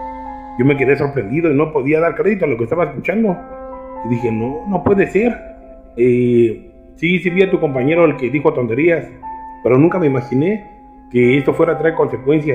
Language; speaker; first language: Spanish; native; Spanish